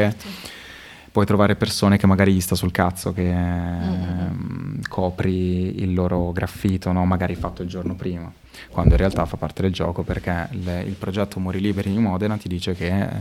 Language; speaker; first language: Italian; native; Italian